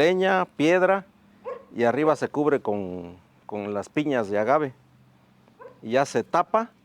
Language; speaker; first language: Spanish; native; Spanish